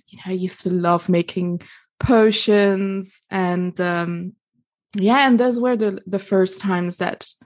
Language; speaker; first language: English; non-native, fluent; Italian